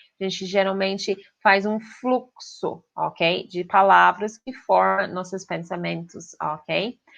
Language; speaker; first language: Portuguese; non-native, fluent; English